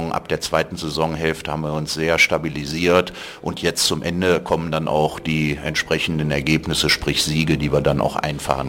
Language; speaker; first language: German; native; German